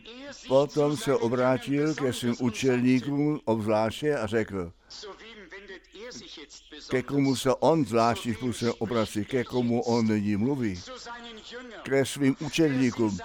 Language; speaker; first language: Czech; non-native, fluent; German